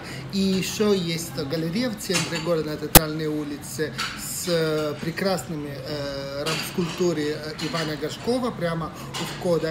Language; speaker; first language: Russian; non-native, fluent; Italian